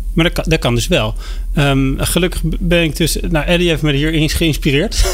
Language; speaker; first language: Dutch; native; Dutch